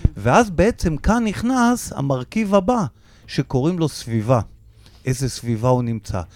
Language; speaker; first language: Hebrew; native; Hebrew